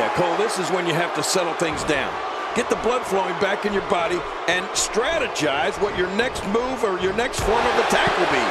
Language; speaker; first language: English; native; English